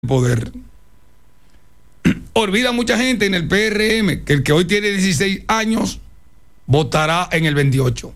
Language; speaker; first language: Spanish; native; Spanish